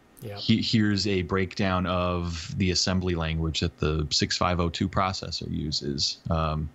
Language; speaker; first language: English; native; English